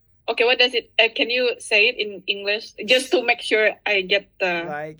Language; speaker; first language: English; non-native, fluent; Indonesian